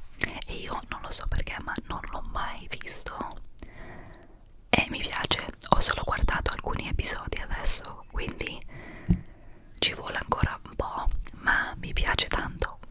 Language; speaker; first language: Italian; non-native, fluent; English